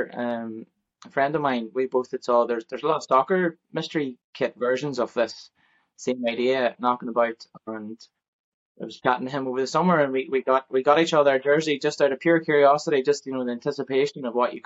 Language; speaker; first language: English; native; English